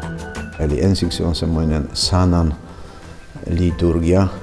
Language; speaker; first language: Finnish; non-native, fluent; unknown